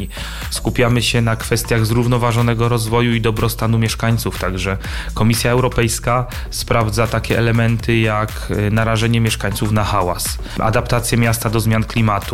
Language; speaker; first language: Polish; native; Polish